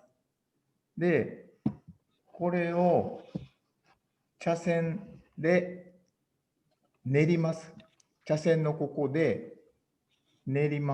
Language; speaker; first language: Japanese; native; Japanese